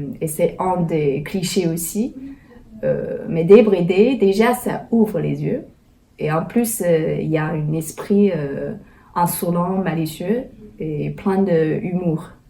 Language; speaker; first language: French; non-native, fluent; Chinese